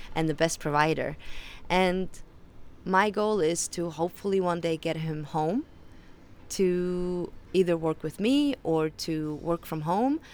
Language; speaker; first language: English; non-native, fluent; Faroese